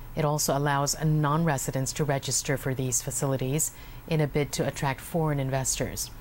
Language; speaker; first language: English; non-native, local second language; Filipino